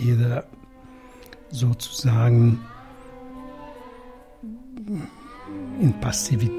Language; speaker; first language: German; non-native, fluent; Russian